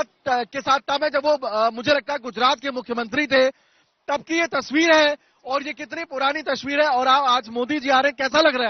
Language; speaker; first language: Hindi; native; Hindi